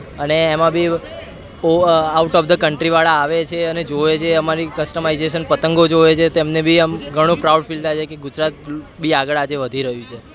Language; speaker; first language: Gujarati; native; Gujarati